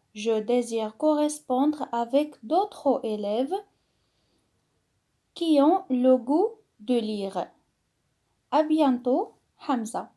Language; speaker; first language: French; non-native, local second language; Arabic